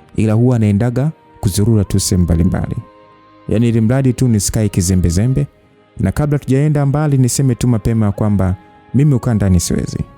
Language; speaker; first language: Swahili; native; Swahili